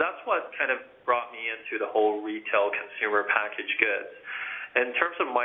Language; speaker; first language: English; early bilingual, other home language; Chinese